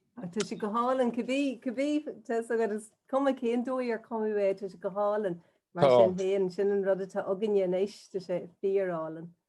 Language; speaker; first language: Irish; non-native, local second language; English